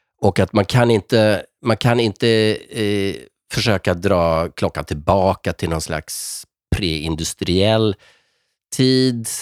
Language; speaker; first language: Swedish; native; Swedish